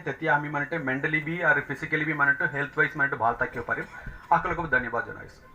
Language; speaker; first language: Assamese; non-native, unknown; Tamil